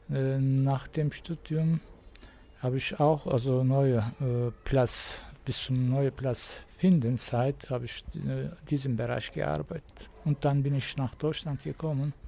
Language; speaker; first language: German; non-native, learner; Turkish